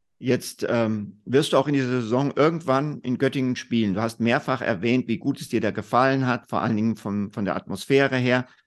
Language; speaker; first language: German; native; German